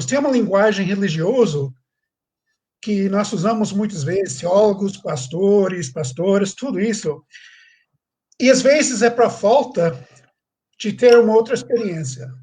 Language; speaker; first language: Portuguese; non-native, fluent; English